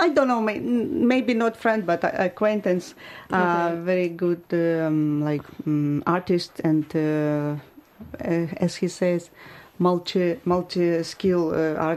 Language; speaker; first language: English; non-native, fluent; Ukrainian